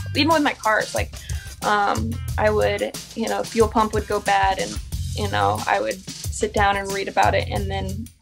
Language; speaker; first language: English; native; English